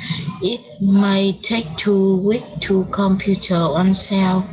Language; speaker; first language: English; non-native, learner; Vietnamese